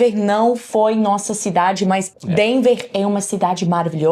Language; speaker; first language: Portuguese; non-native, learner; English